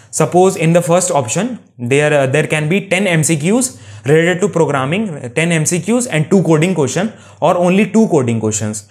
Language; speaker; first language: English; non-native, local second language; Hindi